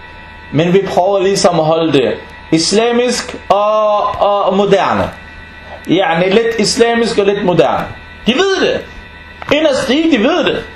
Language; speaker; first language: Danish; early bilingual, other home language; Arabic